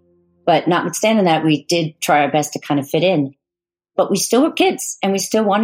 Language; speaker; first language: English; native; English